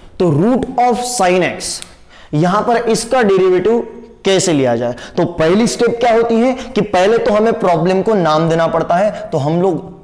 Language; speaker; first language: Hindi; non-native, local second language; Marathi